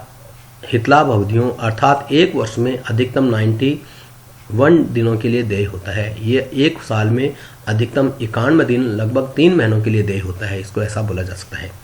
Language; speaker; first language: Hindi; native; Hindi